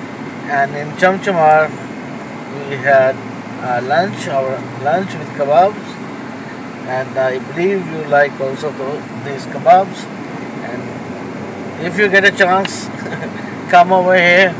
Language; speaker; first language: English; non-native, fluent; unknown